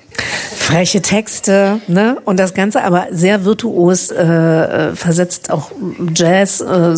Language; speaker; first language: German; native; German